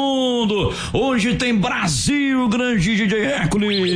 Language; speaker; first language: Portuguese; native; Portuguese